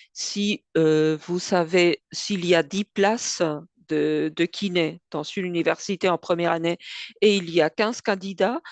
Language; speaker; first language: French; non-native, fluent; Spanish